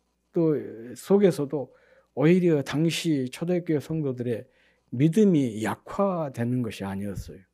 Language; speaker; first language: Korean; native; Korean